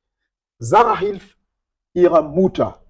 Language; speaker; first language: German; non-native, fluent; French